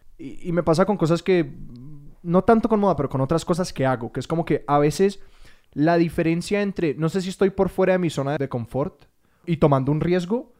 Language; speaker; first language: Spanish; native; Spanish